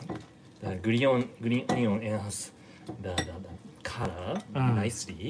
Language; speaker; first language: English; non-native, fluent; Japanese